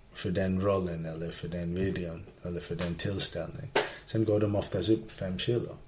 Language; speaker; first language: Swedish; early bilingual, heritage; Swedish